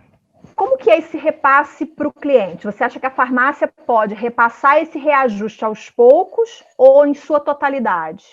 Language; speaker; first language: Portuguese; native; Portuguese